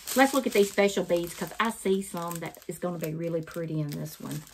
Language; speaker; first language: English; native; English